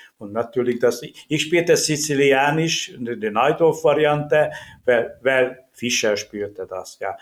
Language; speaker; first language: German; non-native, learner; Hungarian